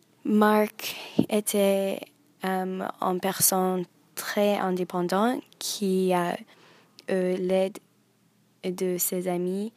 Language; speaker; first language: French; non-native, learner; English